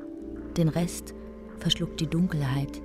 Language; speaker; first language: German; native; German